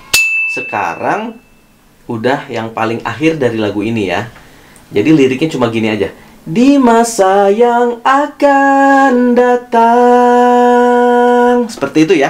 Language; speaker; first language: Indonesian; native; Indonesian